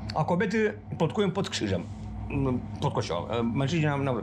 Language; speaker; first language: Polish; early bilingual, heritage; Romanian